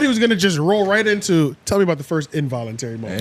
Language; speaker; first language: English; native; English